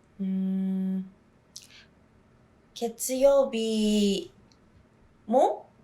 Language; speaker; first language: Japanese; non-native, learner; Korean